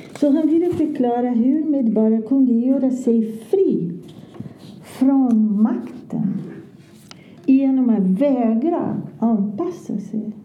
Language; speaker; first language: Swedish; non-native, fluent; Portuguese